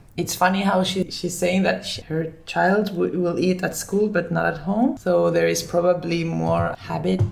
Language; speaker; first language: English; early bilingual, other home language; Finnish